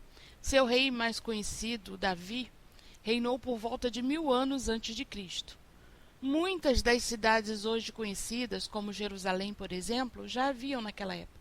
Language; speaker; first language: Portuguese; native; Portuguese